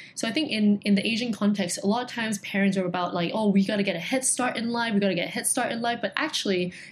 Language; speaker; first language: English; non-native, local second language; Cantonese